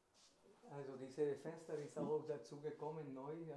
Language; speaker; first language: German; non-native, fluent; Spanish